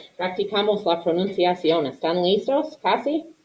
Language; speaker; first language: Spanish; non-native, fluent; English